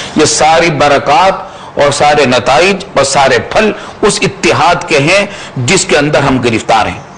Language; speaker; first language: Urdu; native; Urdu